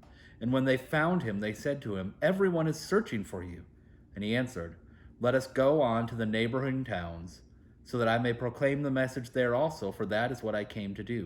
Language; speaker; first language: English; native; English